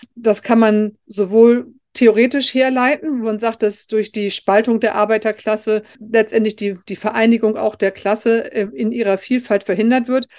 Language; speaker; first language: German; native; German